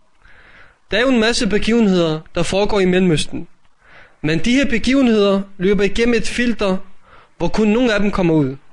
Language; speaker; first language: Danish; native; Danish